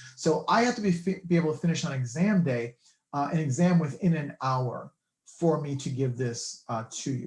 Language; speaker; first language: English; native; English